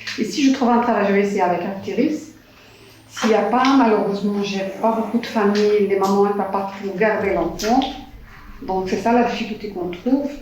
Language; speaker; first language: French; non-native, fluent; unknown